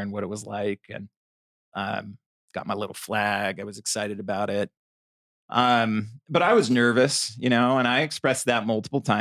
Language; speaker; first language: English; native; English